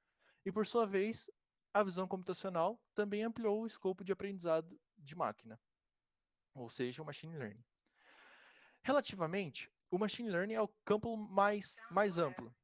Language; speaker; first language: Portuguese; native; Portuguese